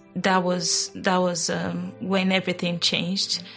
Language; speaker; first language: English; non-native, local second language; Yoruba